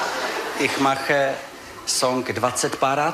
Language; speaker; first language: German; non-native, learner; Czech